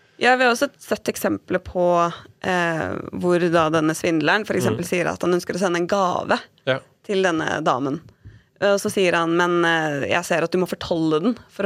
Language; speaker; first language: Norwegian; native; Norwegian